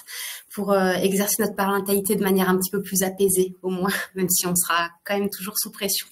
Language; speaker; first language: French; native; French